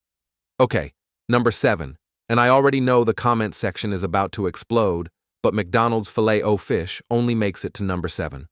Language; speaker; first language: English; native; English